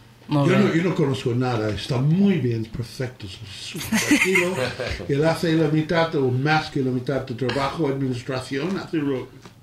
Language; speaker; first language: Spanish; non-native, learner; English